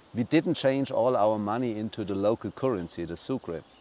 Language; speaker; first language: English; non-native, fluent; German